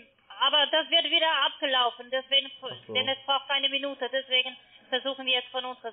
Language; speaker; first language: German; non-native, learner; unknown